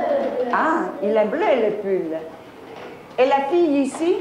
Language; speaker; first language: French; non-native, fluent; Italian